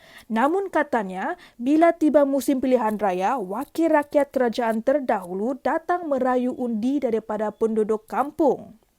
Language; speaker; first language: Malay; native; Malay